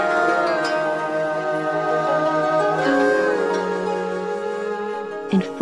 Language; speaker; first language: English; non-native, fluent; German